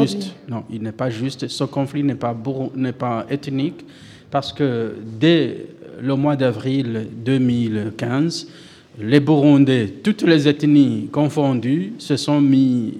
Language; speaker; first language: French; non-native, local second language; Rundi